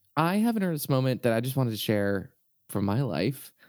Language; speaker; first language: English; native; English